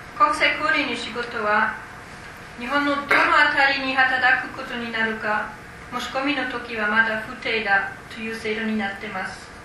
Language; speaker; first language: Japanese; non-native, fluent; German